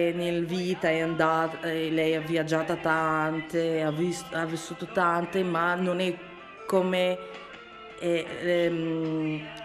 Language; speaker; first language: Italian; non-native, fluent; Arabic